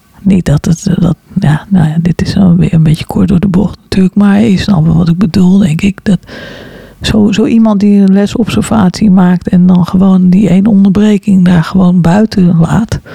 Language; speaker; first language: Dutch; native; Dutch